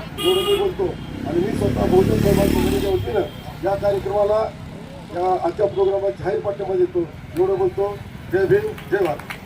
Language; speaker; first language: Marathi; non-native, local second language; Urdu